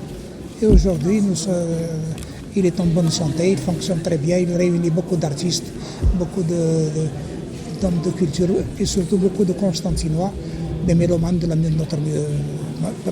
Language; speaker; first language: French; non-native, local second language; Arabic